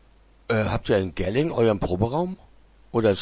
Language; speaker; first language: German; native; German